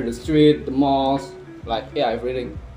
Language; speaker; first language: English; non-native, learner; Javanese